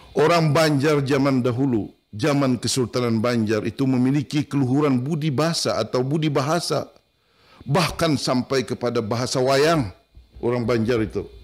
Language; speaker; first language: Indonesian; non-native, local second language; Banjar